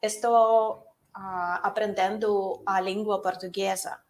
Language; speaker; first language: Portuguese; non-native, learner; Russian